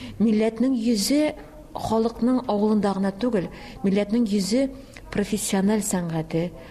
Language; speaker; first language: Tatar; native; Tatar